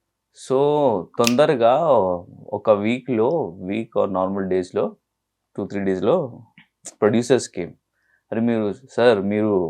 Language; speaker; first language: Telugu; non-native, learner; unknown